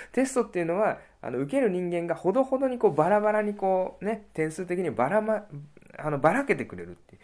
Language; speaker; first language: Japanese; native; Japanese